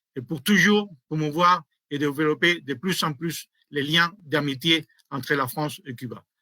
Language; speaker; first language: French; non-native, fluent; Spanish